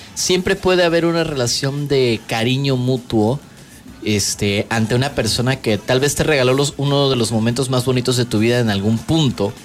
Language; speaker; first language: Spanish; native; Spanish